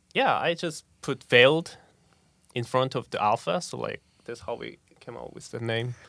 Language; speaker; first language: English; non-native, fluent; Korean